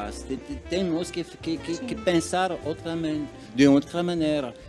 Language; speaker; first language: Portuguese; non-native, learner; French